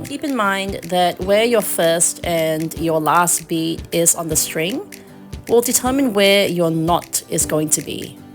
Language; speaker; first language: English; native; English